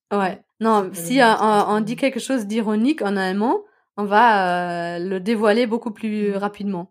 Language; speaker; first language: French; non-native, fluent; German